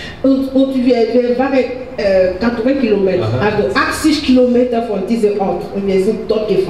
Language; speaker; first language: German; non-native, learner; French